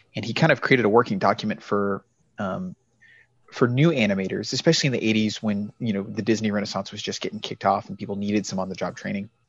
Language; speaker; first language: English; native; English